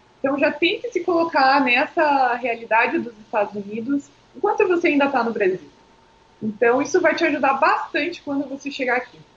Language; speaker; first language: Portuguese; native; Portuguese